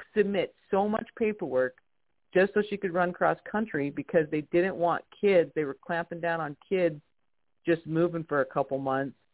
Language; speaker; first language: English; native; English